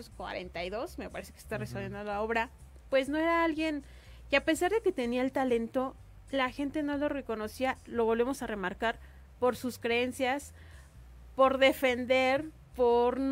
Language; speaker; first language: Spanish; native; Spanish